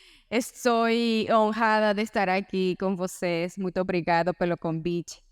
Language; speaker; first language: Portuguese; non-native, learner; Spanish